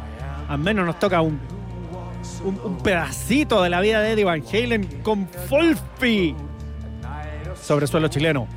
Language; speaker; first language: Spanish; native; Spanish